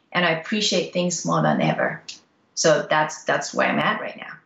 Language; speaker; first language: English; non-native, fluent; Japanese